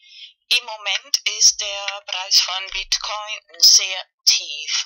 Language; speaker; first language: German; non-native, fluent; Spanish